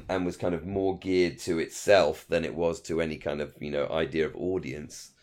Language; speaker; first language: English; native; English